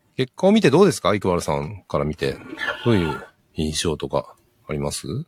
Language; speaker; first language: Japanese; native; Japanese